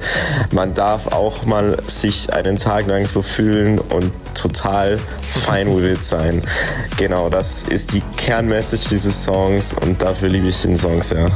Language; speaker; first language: German; native; German